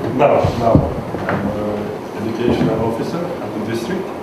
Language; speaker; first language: English; non-native, learner; Romanian